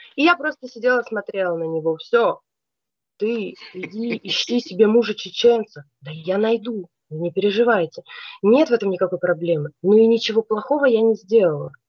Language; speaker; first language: Russian; native; Russian